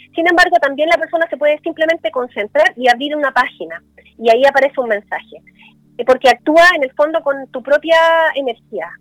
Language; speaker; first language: Spanish; native; Spanish